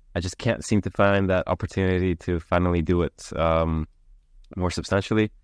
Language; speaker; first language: English; early bilingual, heritage; Lithuanian